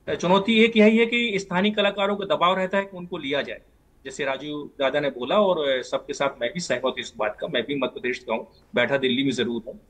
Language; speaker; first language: Hindi; native; Hindi